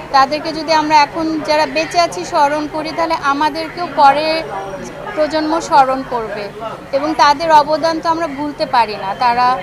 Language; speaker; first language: Bangla; native; Bangla